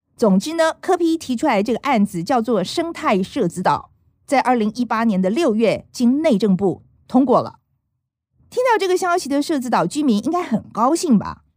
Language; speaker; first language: Chinese; native; Chinese